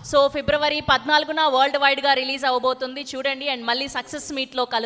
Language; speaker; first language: Telugu; native; Telugu